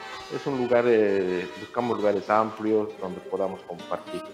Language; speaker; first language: Spanish; native; Spanish